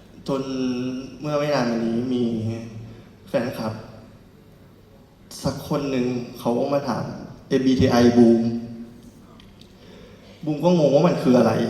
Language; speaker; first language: Thai; native; Thai